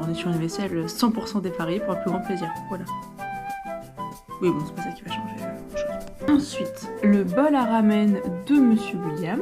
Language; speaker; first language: French; native; French